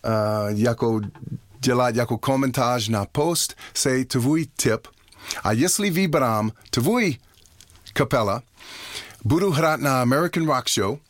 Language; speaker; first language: Czech; non-native, learner; English